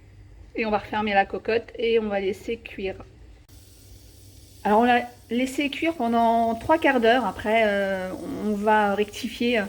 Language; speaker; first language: French; native; French